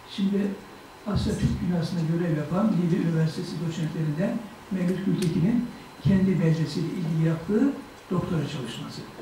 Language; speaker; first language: Turkish; native; Turkish